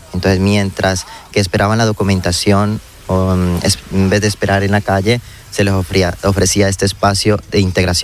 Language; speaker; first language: Spanish; native; Spanish